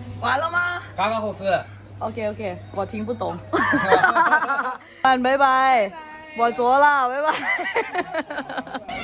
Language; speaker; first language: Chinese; non-native, learner; Thai